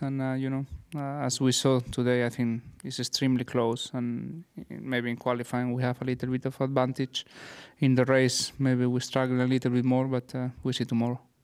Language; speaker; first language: English; non-native, fluent; Spanish